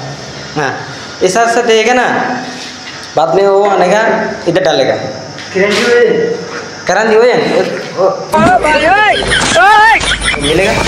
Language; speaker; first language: Hindi; non-native, learner; Bangla